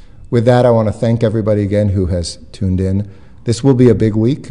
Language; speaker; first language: English; native; English